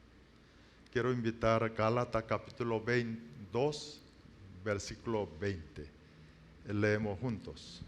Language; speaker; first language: Spanish; non-native, learner; Korean